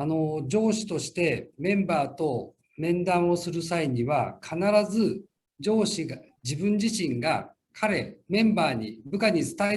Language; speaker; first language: Japanese; native; Japanese